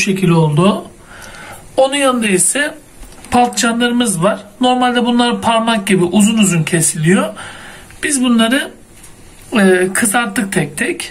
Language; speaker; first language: Turkish; native; Turkish